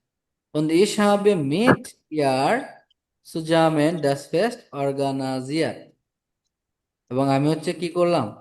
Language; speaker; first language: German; non-native, fluent; Bangla